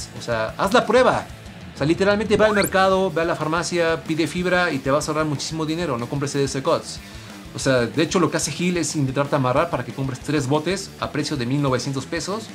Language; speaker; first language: Spanish; native; Spanish